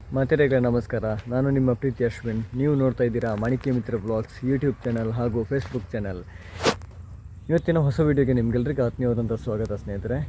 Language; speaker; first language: Kannada; native; Kannada